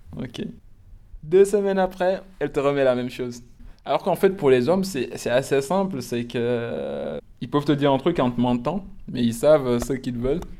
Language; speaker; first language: French; non-native, local second language; Wolof